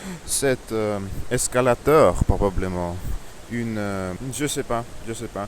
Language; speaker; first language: French; non-native, learner; Russian